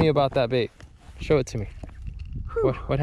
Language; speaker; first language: English; native; English